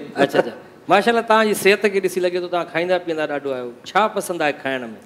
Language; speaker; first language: Sindhi; native; Sindhi